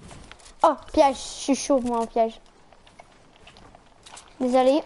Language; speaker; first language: French; native; French